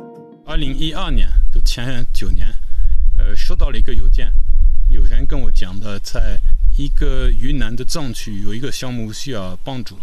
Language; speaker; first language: Chinese; non-native, fluent; French